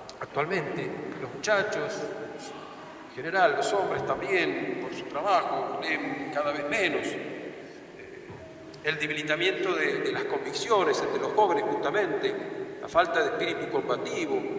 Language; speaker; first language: Spanish; native; Spanish